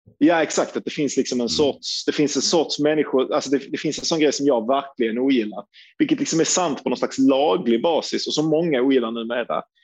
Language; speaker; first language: Swedish; early bilingual, other home language; Turkish